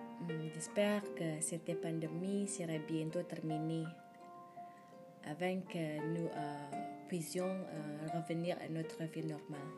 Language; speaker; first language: French; non-native, learner; Indonesian